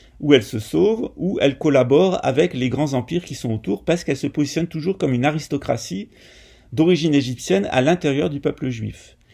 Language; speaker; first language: French; native; French